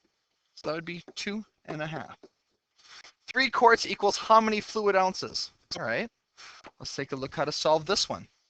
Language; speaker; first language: English; native; English